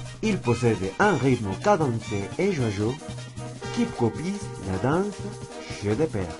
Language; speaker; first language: French; non-native, learner; Spanish